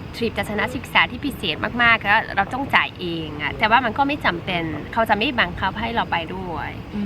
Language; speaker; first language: Thai; non-native, fluent; Dutch